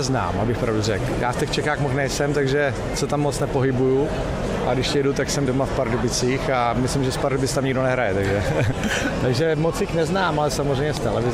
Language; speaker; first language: Czech; native; Czech